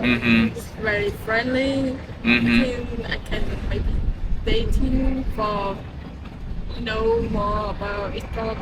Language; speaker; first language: English; non-native, learner; Vietnamese